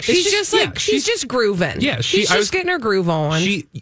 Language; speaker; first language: English; native; English